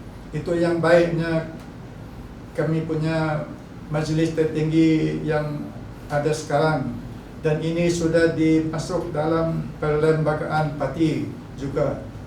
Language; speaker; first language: Malay; non-native, local second language; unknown